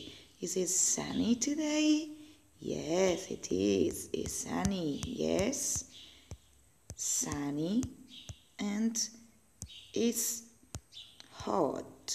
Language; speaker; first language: English; non-native, learner; Spanish